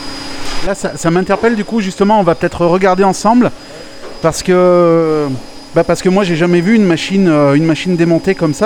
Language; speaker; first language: French; native; French